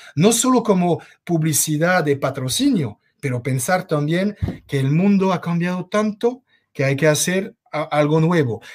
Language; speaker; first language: Spanish; non-native, fluent; French